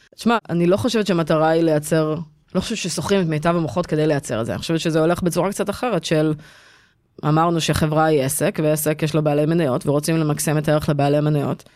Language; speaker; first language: Hebrew; native; Hebrew